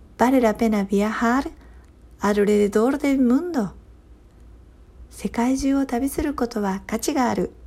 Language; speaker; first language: Japanese; native; Japanese